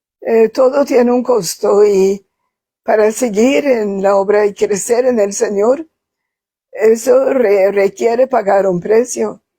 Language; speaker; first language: Spanish; non-native, fluent; Swedish